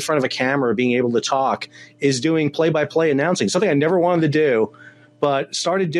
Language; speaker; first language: English; native; English